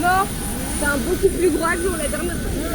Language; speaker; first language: French; non-native, fluent; Korean